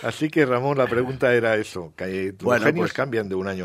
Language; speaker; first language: Spanish; native; Spanish